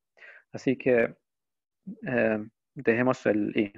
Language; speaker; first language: Spanish; non-native, fluent; Arabic